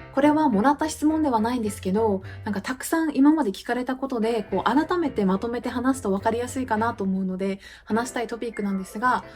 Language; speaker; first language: Japanese; native; Japanese